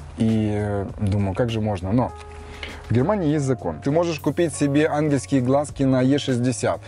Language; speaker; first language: Russian; native; Russian